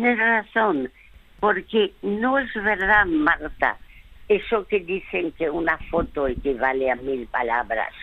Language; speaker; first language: Spanish; early bilingual, other home language; French